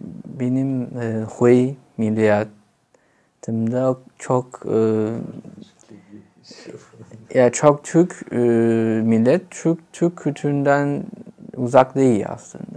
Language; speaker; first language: Turkish; non-native, fluent; Chinese